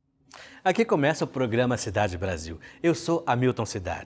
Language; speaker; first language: Portuguese; native; Portuguese